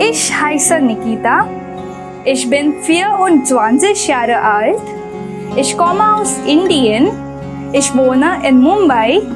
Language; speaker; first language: German; non-native, learner; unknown